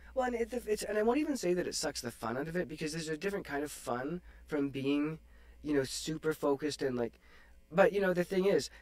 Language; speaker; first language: English; native; English